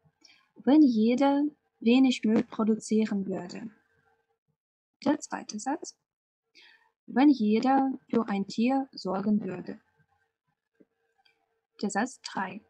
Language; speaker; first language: German; non-native, fluent; Russian